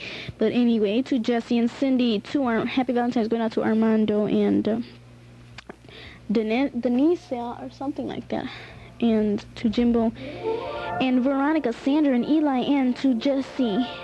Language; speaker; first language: English; native; English